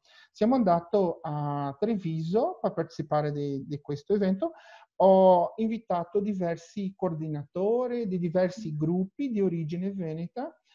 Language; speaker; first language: Italian; non-native, learner; Portuguese